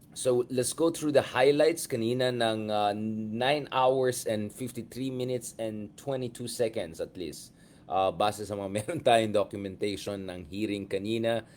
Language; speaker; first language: Filipino; native; Filipino